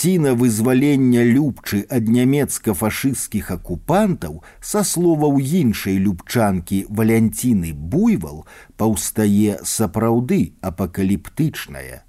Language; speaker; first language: Belarusian; native; Belarusian